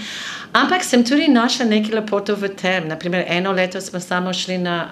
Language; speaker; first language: Slovenian; non-native, fluent; English